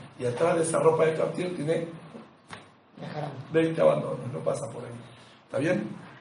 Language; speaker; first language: Spanish; native; Spanish